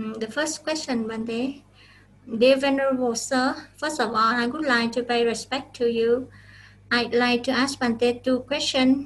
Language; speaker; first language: English; non-native, fluent; Vietnamese